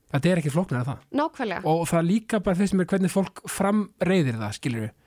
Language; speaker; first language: Icelandic; early bilingual, other home language; Kurdish